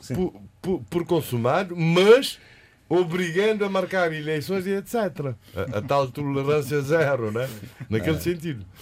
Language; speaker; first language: Portuguese; non-native, local second language; Kabuverdianu